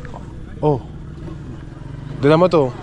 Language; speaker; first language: French; non-native, learner; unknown